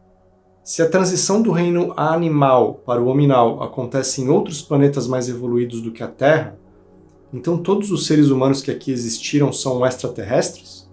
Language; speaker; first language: Portuguese; native; Portuguese